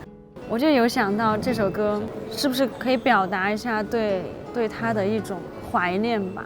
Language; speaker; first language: Chinese; native; Chinese